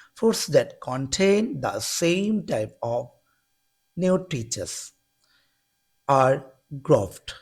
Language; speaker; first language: English; non-native, local second language; Bangla